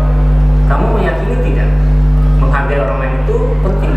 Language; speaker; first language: Indonesian; native; Indonesian